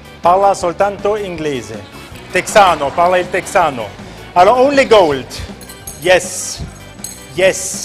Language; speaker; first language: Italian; non-native, local second language; German